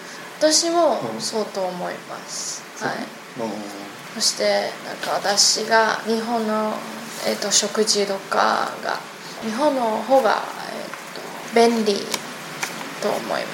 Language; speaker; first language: Japanese; non-native, learner; Chinese